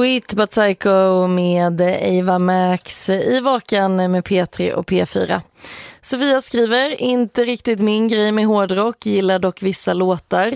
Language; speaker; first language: Swedish; native; Swedish